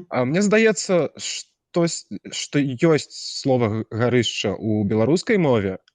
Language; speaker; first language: Belarusian; native; Belarusian